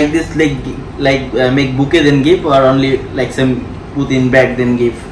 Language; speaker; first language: English; non-native, learner; Bangla